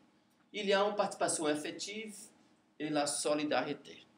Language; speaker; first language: French; non-native, learner; Portuguese